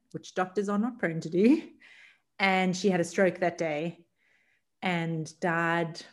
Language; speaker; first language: English; native; English